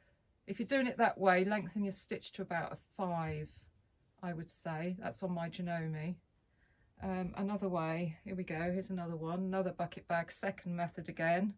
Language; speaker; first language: English; native; English